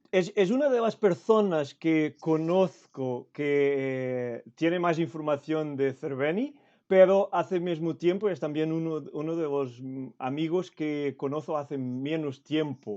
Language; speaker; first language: Spanish; non-native, fluent; Portuguese